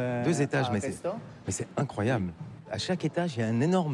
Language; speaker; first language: French; native; French